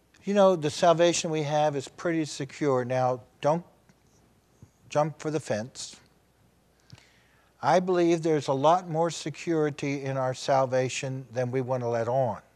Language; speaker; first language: English; native; English